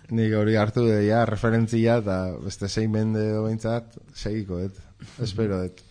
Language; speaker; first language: Basque; non-native, local second language; Spanish